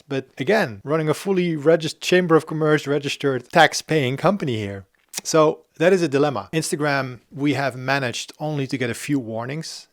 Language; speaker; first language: English; non-native, fluent; Dutch